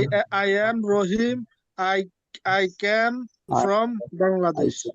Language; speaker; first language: English; non-native, learner; Bangla